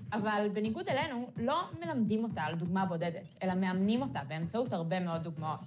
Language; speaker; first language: Hebrew; early bilingual, other home language; Russian